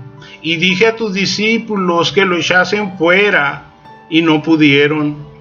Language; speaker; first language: Spanish; native; Spanish